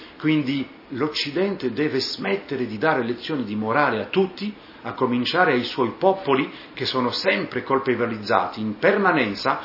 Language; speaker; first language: Italian; non-native, fluent; French